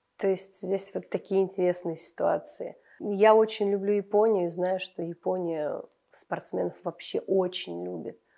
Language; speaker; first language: Russian; native; Russian